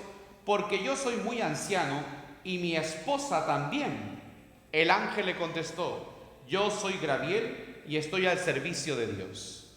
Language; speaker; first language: Spanish; native; Spanish